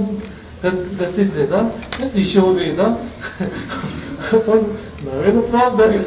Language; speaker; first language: Russian; non-native, learner; Tibetan